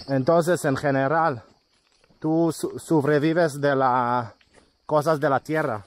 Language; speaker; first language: Spanish; non-native, learner; Hebrew